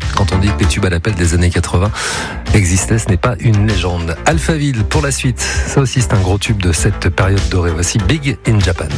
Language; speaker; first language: French; native; French